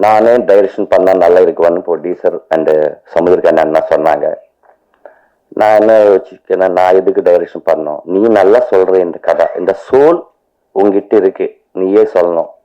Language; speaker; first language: Tamil; non-native, learner; Telugu